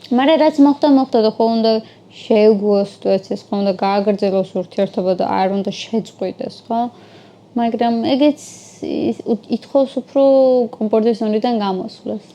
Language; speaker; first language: Georgian; non-native, fluent; Azerbaijani